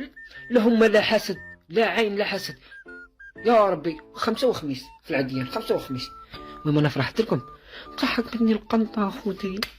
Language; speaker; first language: Arabic; native; Arabic